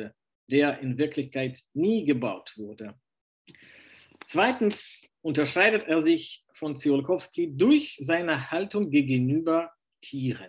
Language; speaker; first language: German; non-native, fluent; Russian